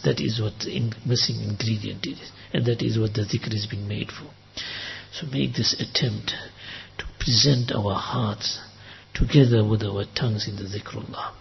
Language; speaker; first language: English; native; English